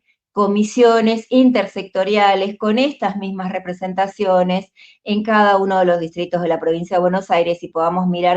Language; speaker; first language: Spanish; native; Spanish